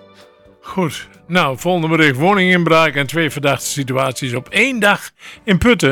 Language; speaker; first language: Dutch; native; Dutch